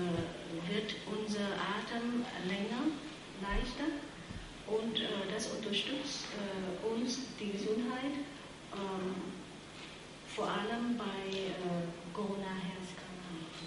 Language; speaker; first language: German; non-native, fluent; Vietnamese